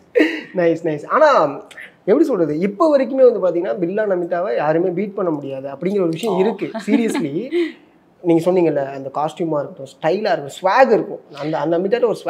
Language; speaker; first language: Tamil; native; Tamil